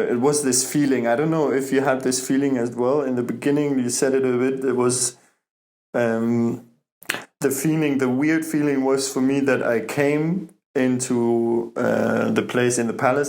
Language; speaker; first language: English; non-native, fluent; German